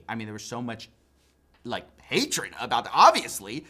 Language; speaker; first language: English; native; English